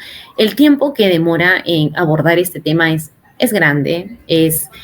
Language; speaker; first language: Spanish; native; Spanish